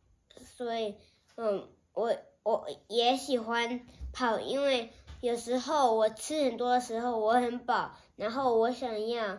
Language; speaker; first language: Chinese; early bilingual, heritage; Chinese